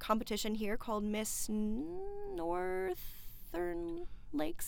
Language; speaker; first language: English; native; English